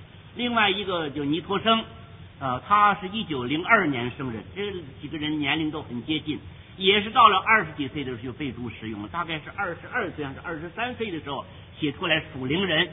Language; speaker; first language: Chinese; native; Chinese